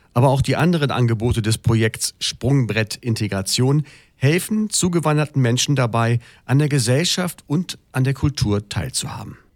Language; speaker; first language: German; native; German